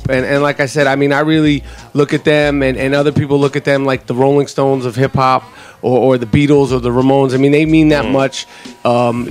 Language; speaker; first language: English; native; English